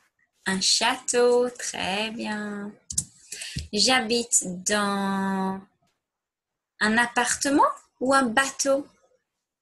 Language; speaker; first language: French; non-native, fluent; English